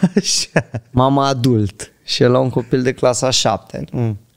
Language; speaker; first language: Romanian; native; Romanian